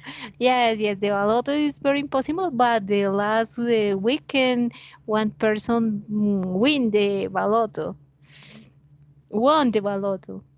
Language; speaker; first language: English; non-native, learner; Spanish